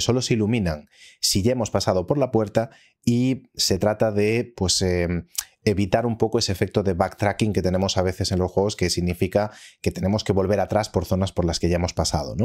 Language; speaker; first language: Spanish; native; Spanish